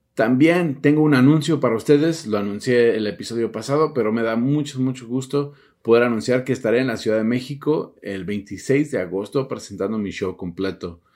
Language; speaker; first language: Spanish; early bilingual, heritage; Spanish